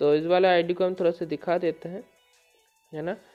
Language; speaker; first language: Hindi; non-native, local second language; Bangla